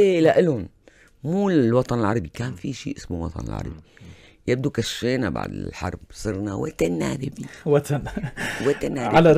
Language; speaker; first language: Arabic; native; Arabic